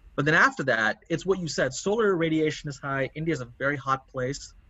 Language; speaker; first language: English; non-native, local second language; Tamil